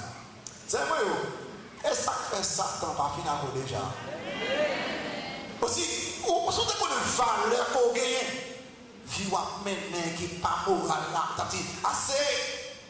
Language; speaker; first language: French; non-native, local second language; Haitian Creole